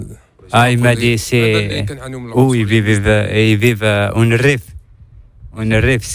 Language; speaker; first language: Spanish; non-native, learner; Arabic